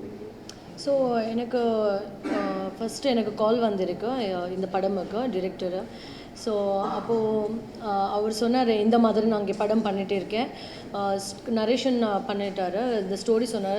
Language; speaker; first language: Tamil; non-native, learner; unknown